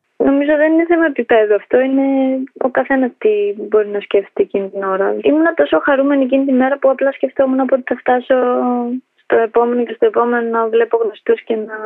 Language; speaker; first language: Greek; early bilingual, other home language; Albanian